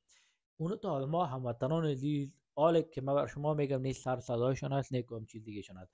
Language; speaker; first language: Persian; native; Persian